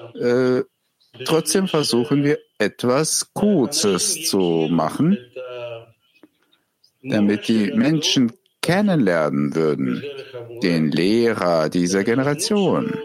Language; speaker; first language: German; non-native, fluent; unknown